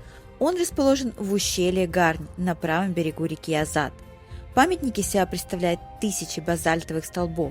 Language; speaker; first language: Russian; native; Russian